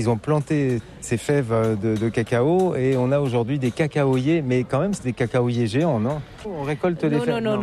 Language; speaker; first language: French; native; French